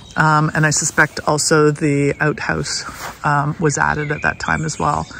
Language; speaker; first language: English; native; English